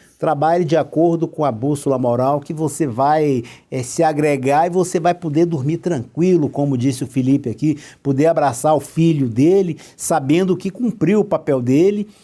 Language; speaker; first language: Portuguese; native; Portuguese